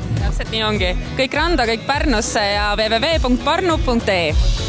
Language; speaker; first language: Estonian; native; Estonian